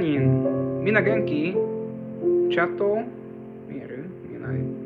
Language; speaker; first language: Japanese; non-native, fluent; Hungarian